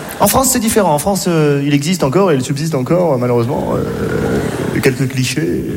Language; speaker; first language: French; native; French